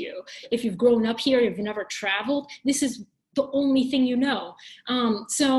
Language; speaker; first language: English; early bilingual, other home language; Bulgarian